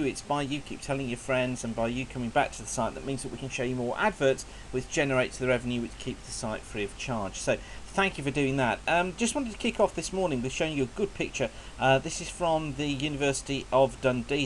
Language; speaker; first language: English; native; English